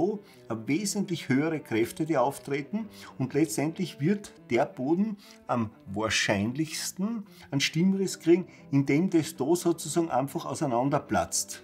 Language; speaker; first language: German; native; German